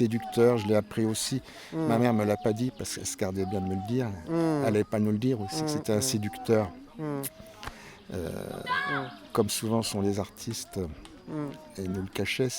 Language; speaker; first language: French; native; French